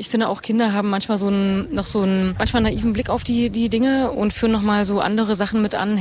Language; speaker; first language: German; native; German